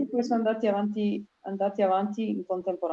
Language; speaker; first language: Italian; native; Italian